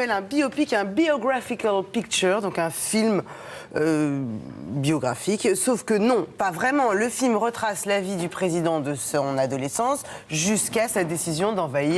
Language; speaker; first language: French; native; French